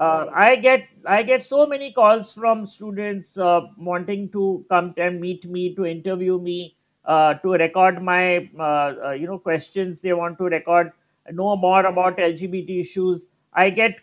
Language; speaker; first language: English; non-native, local second language; Gujarati